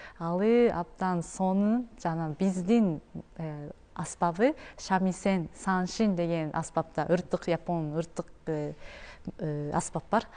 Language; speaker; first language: Kyrgyz; non-native, learner; Japanese